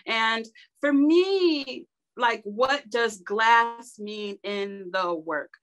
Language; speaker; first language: English; native; English